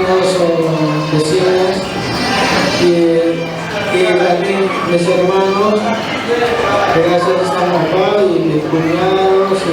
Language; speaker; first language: Spanish; non-native, local second language; Quechua